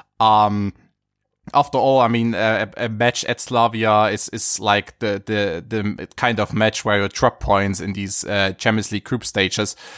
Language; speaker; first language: English; non-native, fluent; German